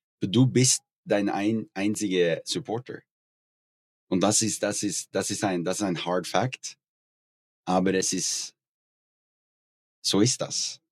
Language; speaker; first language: German; non-native, learner; Norwegian